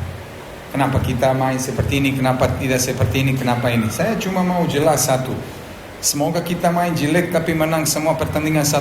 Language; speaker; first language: Indonesian; non-native, fluent; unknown